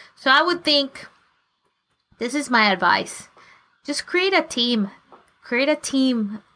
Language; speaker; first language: English; non-native, fluent; Spanish